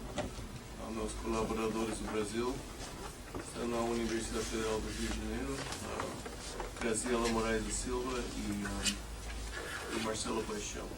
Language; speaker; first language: Portuguese; non-native, fluent; English